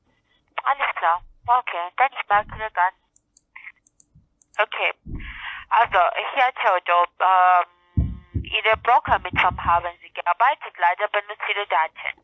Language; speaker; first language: German; non-native, learner; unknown